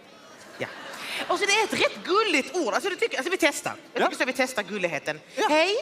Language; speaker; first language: Swedish; native; Swedish